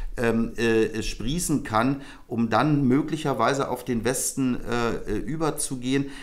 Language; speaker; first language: German; native; German